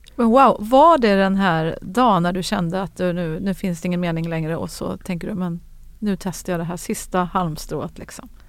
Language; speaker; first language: Swedish; native; Swedish